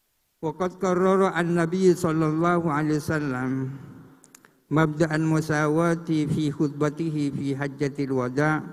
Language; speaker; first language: Arabic; non-native, fluent; Indonesian